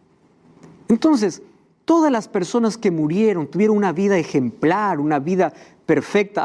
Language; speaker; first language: Spanish; native; Spanish